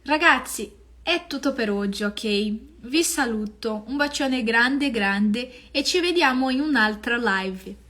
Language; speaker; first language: Italian; non-native, fluent; Portuguese